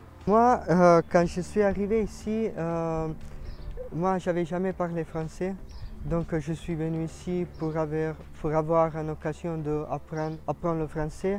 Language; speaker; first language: French; non-native, learner; Italian